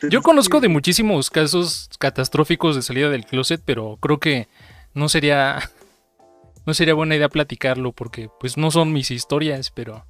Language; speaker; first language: Spanish; native; Spanish